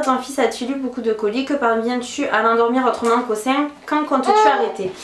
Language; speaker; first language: French; native; French